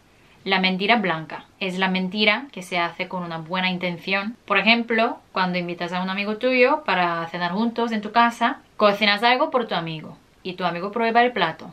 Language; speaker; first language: Spanish; non-native, fluent; Korean